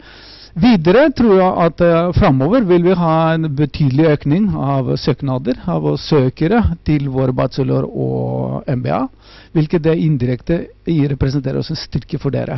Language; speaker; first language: Norwegian; non-native, fluent; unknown